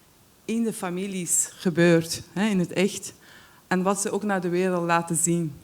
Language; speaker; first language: Dutch; non-native, fluent; Kurdish